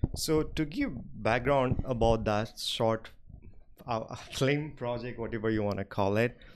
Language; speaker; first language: English; non-native, local second language; Nepali